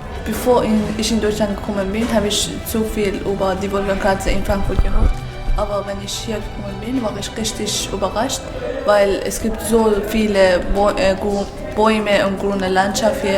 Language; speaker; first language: German; non-native, learner; Persian